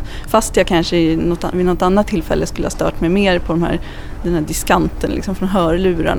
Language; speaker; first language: Swedish; native; Swedish